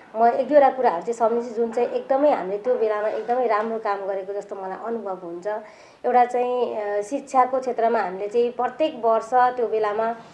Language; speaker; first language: Nepali; native; Nepali